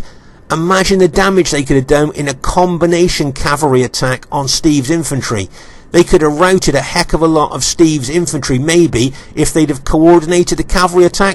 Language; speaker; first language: English; native; English